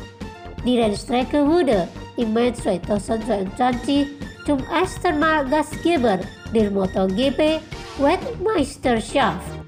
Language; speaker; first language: German; non-native, learner; Indonesian